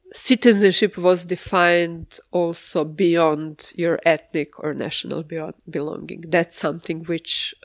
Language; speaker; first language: English; non-native, fluent; Serbian